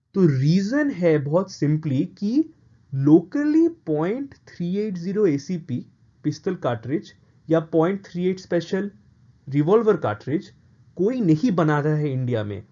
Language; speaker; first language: Hindi; non-native, local second language; Bangla